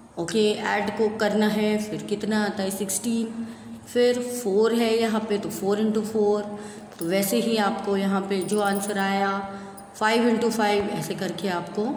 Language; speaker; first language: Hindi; non-native, local second language; Gujarati